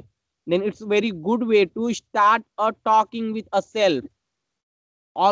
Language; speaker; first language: English; non-native, learner; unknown